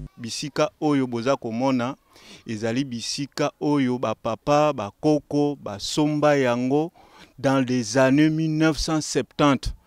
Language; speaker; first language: Lingala; native; Lingala